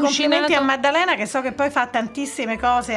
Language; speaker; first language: Italian; native; Italian